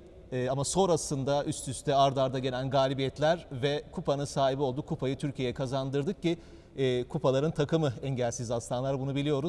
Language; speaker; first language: Turkish; native; Turkish